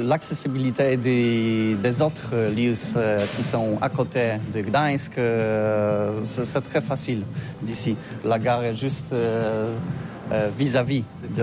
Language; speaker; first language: French; non-native, learner; Polish